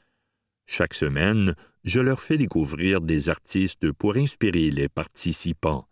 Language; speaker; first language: French; native; French